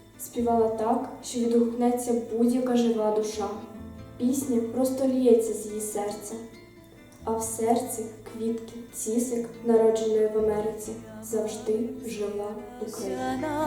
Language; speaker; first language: Ukrainian; native; Ukrainian